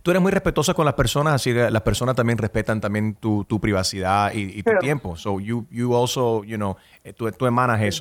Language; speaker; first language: Spanish; early bilingual, heritage; Spanish